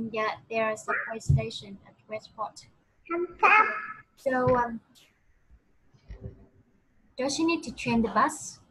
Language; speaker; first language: English; non-native, fluent; Vietnamese